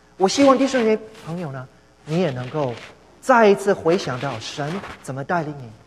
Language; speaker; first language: Chinese; non-native, fluent; English